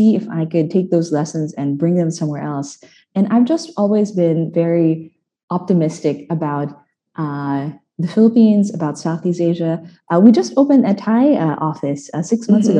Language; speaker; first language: English; non-native, local second language; Filipino